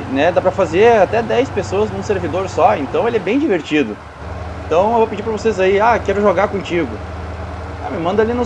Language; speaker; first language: Portuguese; native; Portuguese